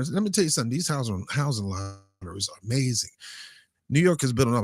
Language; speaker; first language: English; native; English